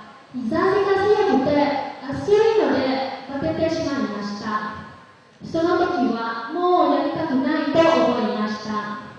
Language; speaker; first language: Japanese; non-native, learner; Lao